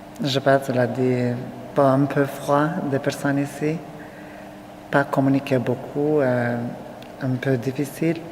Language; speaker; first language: French; non-native, learner; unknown